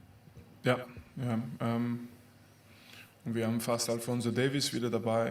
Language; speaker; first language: German; non-native, fluent; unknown